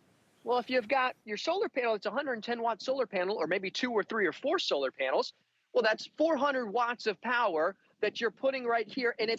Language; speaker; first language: English; native; English